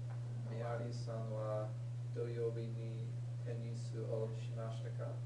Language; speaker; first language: Japanese; non-native, learner; English